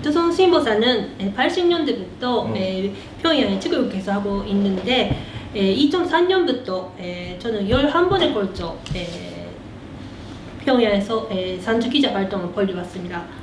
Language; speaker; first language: Korean; early bilingual, heritage; Korean